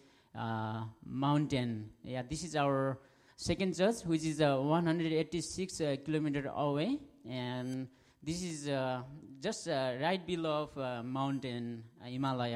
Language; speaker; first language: English; non-native, local second language; Nepali